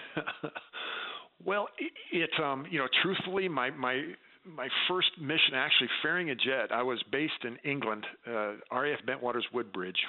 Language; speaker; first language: English; native; English